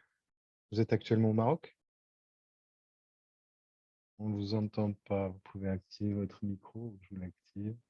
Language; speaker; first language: French; native; French